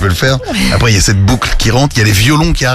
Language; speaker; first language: French; native; French